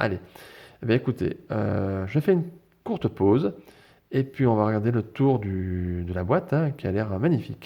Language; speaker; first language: French; native; French